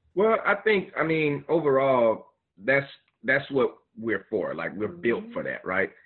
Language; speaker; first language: English; native; English